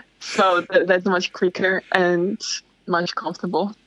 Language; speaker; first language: English; non-native, fluent; Slovak